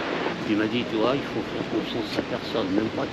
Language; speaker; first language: French; native; French